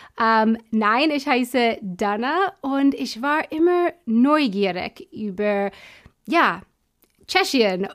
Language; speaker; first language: German; non-native, fluent; English